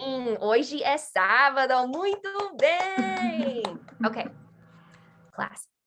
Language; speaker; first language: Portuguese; non-native, fluent; English